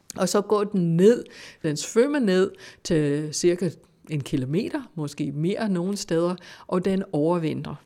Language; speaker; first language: Danish; non-native, fluent; English